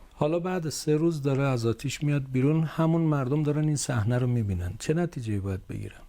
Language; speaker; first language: Persian; native; Persian